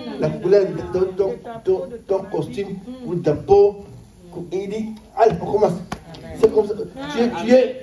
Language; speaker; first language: French; non-native, local second language; Lingala